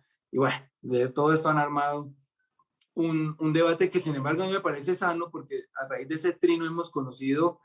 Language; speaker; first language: Spanish; native; Spanish